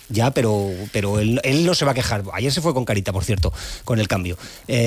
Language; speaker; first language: Spanish; native; Spanish